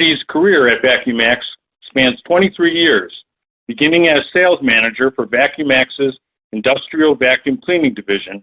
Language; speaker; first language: English; native; English